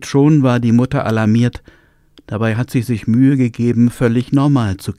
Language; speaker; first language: German; native; German